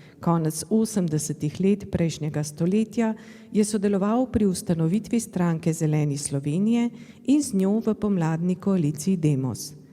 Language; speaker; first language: Slovenian; native; Slovenian